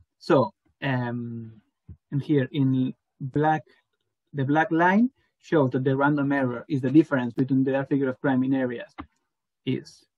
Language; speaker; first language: English; non-native, fluent; Spanish